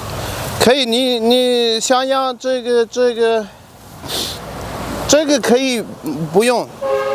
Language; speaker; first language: Chinese; non-native, learner; Armenian